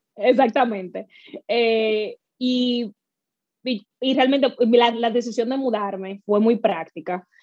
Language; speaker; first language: Spanish; native; Spanish